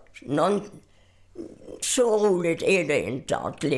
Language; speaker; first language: Swedish; non-native, fluent; German